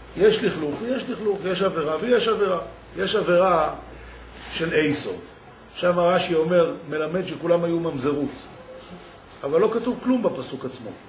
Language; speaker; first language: Hebrew; native; Hebrew